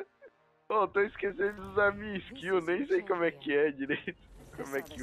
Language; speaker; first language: Portuguese; native; Portuguese